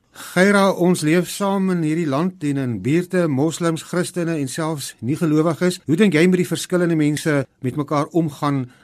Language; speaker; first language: Afrikaans; native; Afrikaans